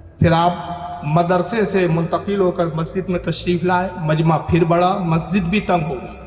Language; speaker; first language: Urdu; native; Urdu